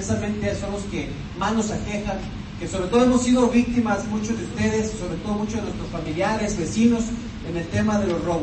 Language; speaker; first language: Spanish; native; Spanish